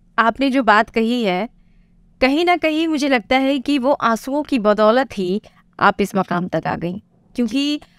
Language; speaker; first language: Hindi; native; Hindi